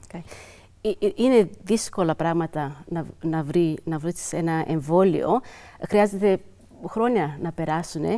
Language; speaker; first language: Greek; early bilingual, other home language; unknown